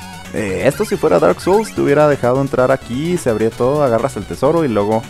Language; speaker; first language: Spanish; native; Spanish